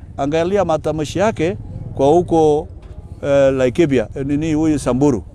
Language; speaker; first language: Swahili; non-native, local second language; Kalenjin